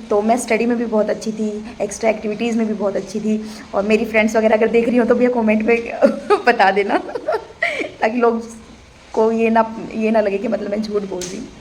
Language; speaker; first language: Hindi; native; Hindi